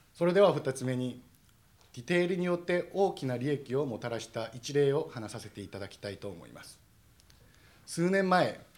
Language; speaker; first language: Japanese; non-native, fluent; Korean